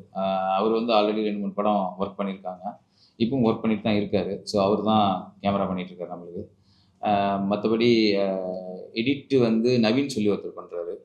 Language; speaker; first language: Tamil; native; Tamil